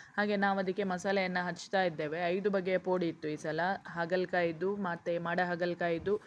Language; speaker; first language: Kannada; native; Kannada